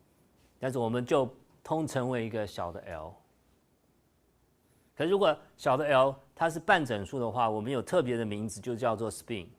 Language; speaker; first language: Chinese; native; Chinese